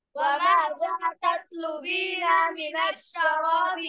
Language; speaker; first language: Arabic; non-native, learner; Bangla